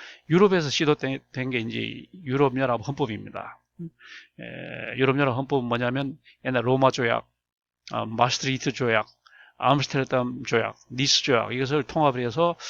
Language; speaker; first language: Korean; native; Korean